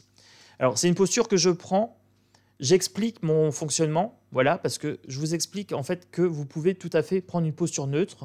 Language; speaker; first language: French; native; French